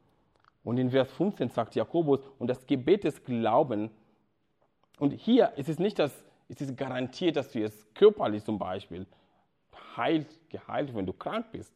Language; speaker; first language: German; non-native, fluent; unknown